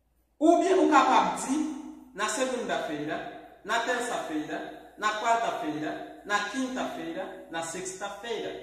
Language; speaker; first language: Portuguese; non-native, fluent; Haitian Creole